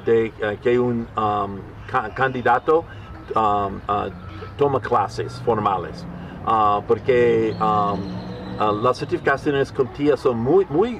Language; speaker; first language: Spanish; non-native, learner; English